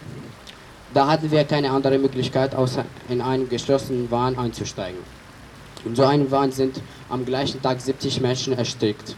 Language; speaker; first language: German; early bilingual, other home language; Arabic